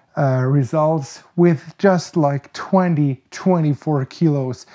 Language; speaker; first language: English; non-native, fluent; German